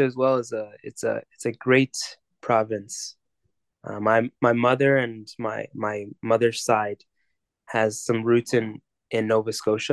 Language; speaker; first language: English; native; English